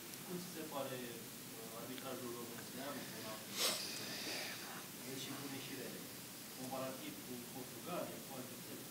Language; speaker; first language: Romanian; native; Romanian